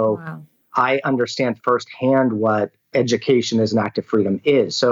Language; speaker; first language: English; native; English